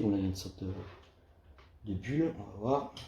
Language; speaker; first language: French; native; French